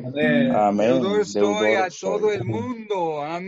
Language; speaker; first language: Spanish; non-native, fluent; English